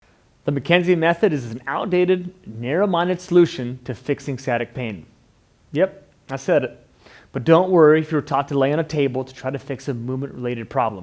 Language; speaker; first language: English; native; English